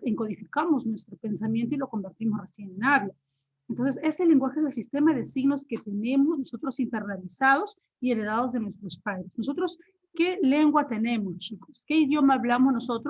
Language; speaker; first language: Spanish; native; Spanish